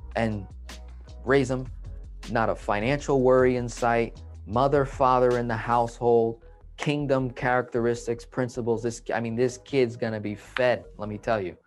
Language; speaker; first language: English; native; English